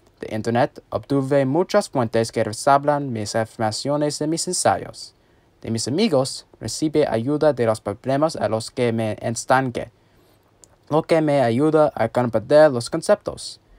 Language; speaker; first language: Spanish; non-native, learner; English